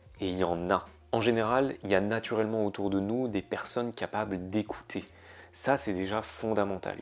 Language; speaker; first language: French; native; French